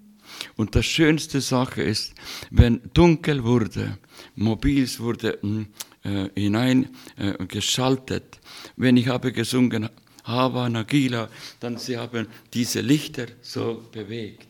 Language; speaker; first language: German; non-native, fluent; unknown